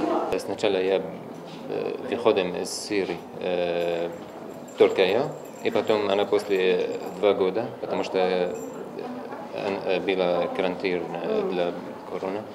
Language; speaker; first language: Russian; non-native, learner; Arabic